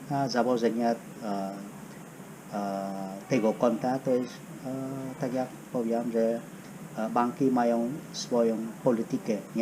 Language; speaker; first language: Polish; non-native, fluent; Khmer